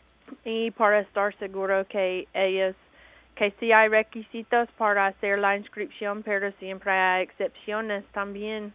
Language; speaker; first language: Spanish; non-native, learner; English